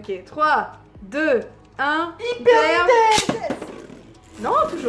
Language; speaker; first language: French; native; French